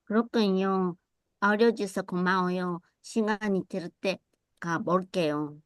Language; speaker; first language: Korean; non-native, learner; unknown